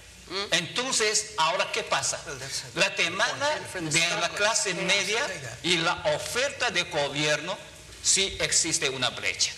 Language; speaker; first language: Spanish; non-native, fluent; Chinese